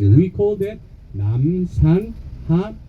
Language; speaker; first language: English; non-native, learner; Korean